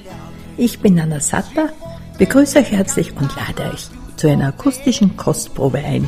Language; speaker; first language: German; native; German